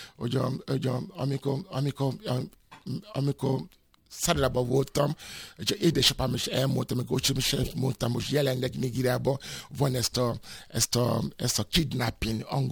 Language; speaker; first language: Hungarian; non-native, fluent; Yoruba